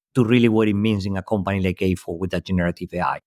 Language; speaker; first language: English; non-native, fluent; Spanish